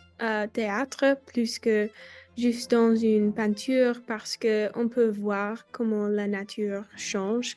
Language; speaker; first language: French; non-native, learner; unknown